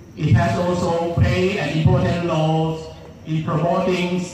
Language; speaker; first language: English; non-native, fluent; Thai